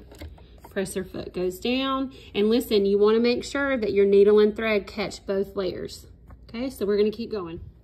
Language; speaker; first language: English; native; English